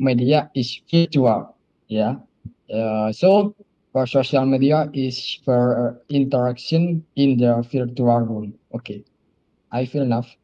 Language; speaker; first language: English; non-native, learner; Indonesian